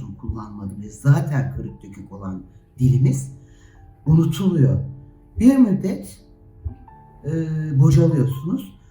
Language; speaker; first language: Turkish; native; Turkish